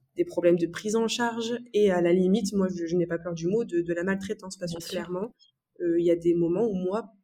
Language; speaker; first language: French; native; French